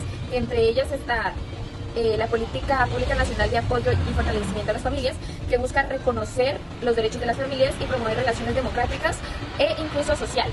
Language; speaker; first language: Spanish; native; Spanish